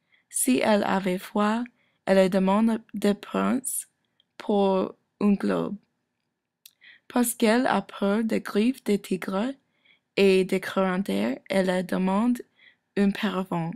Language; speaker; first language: French; non-native, learner; English